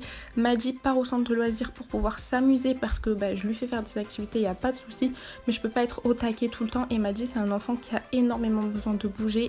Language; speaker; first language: French; native; French